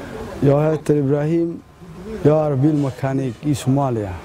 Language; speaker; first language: Swedish; non-native, learner; Somali